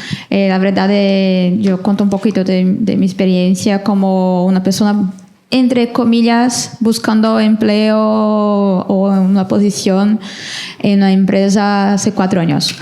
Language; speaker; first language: Spanish; non-native, learner; Portuguese